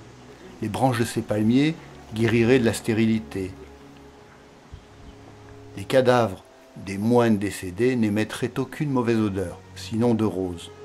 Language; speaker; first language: French; native; French